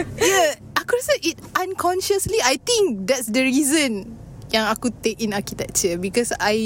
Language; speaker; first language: English; non-native, local second language; Malay